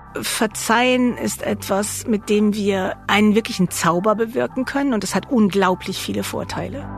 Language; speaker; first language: German; native; German